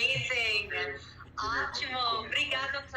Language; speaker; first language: Portuguese; non-native, learner; English